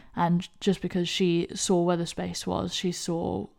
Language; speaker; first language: English; native; English